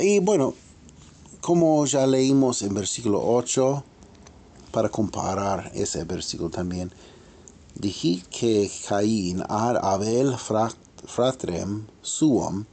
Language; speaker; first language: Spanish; non-native, fluent; English